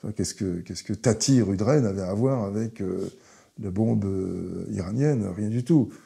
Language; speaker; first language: French; early bilingual, other home language; Hebrew